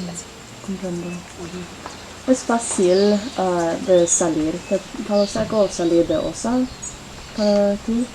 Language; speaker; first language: Spanish; non-native, learner; English